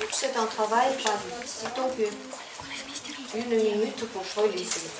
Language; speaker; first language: French; non-native, fluent; Ukrainian